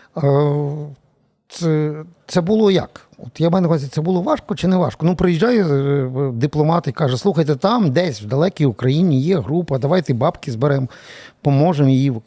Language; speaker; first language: Ukrainian; native; Ukrainian